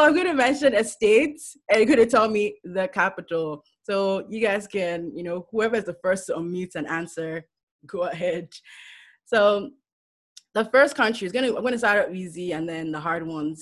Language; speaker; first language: English; non-native, local second language; Yoruba